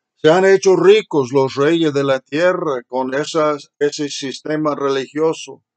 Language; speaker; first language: Spanish; non-native, fluent; English